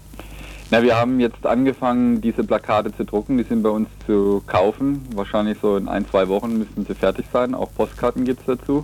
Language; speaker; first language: German; native; German